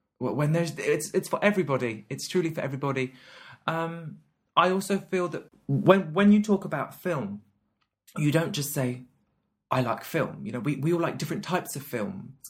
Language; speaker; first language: English; native; English